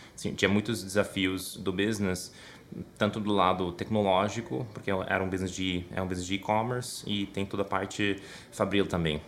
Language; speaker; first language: Portuguese; non-native, fluent; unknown